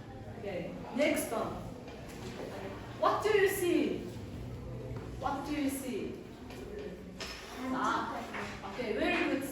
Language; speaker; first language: English; non-native, fluent; Mongolian